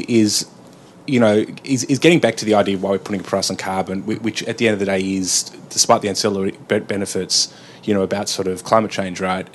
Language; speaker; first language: English; native; English